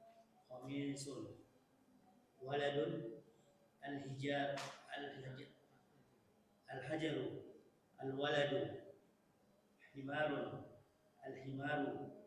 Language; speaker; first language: Arabic; non-native, learner; Indonesian